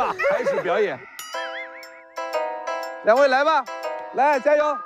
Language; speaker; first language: Chinese; native; Chinese